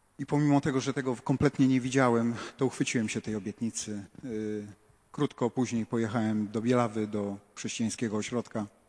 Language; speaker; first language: Polish; native; Polish